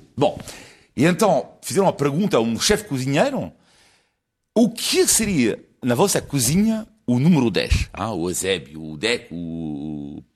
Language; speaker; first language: Portuguese; non-native, fluent; French